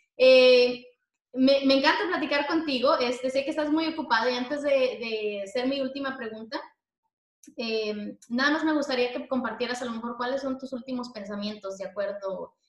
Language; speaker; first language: Spanish; native; Spanish